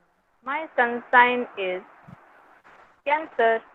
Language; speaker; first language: English; non-native, learner; Hindi